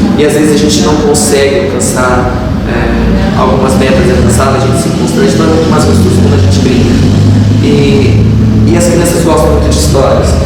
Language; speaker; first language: Portuguese; native; Portuguese